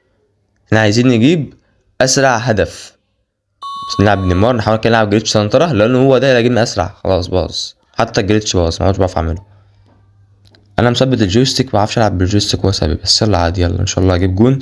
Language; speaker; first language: Arabic; native; Arabic